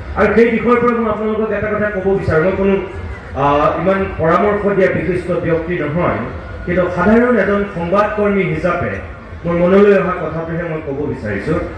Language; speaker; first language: Assamese; native; Assamese